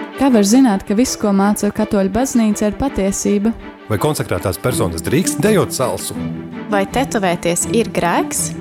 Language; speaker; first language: Latvian; non-native, learner; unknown